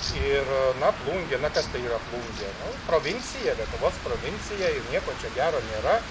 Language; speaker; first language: Lithuanian; native; Lithuanian